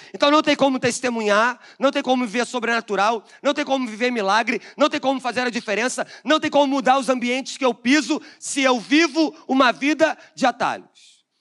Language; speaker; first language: Portuguese; native; Portuguese